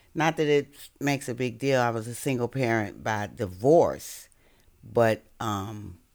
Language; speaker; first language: English; native; English